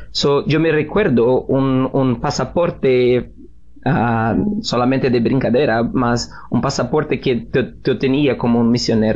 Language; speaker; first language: Spanish; non-native, learner; Portuguese